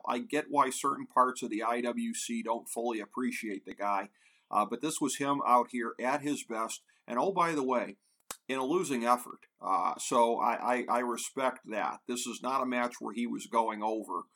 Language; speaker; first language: English; native; English